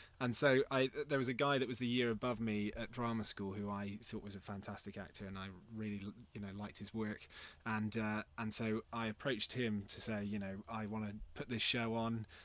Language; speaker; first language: English; native; English